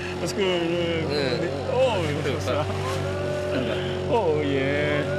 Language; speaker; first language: French; non-native, learner; Korean